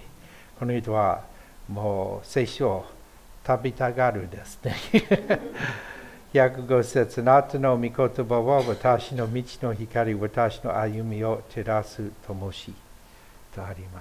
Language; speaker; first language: Japanese; non-native, fluent; English